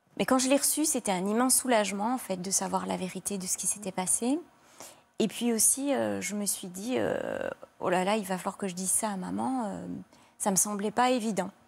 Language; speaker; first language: French; native; French